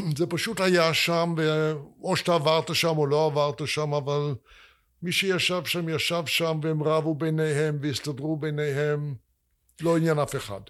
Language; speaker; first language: Hebrew; non-native, fluent; English